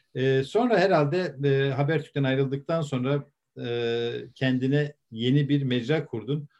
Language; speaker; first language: Turkish; native; Turkish